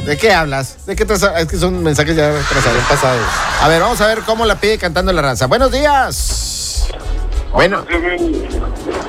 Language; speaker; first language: Spanish; native; Spanish